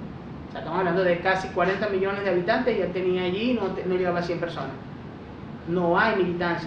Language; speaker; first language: Spanish; native; Spanish